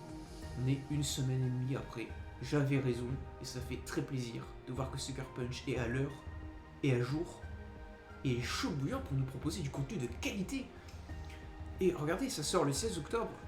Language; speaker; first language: French; native; French